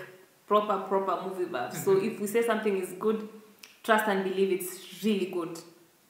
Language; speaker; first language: English; non-native, local second language; Swahili